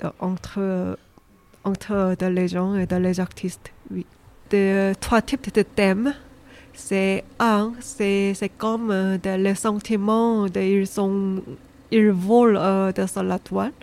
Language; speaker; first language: French; non-native, learner; Korean